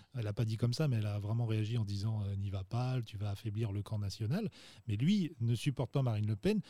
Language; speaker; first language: French; native; French